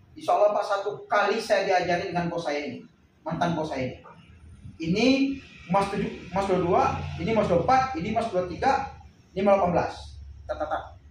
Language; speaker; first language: Indonesian; non-native, local second language; Minangkabau